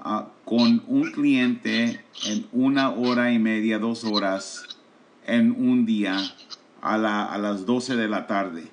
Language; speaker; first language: Spanish; early bilingual, heritage; Spanish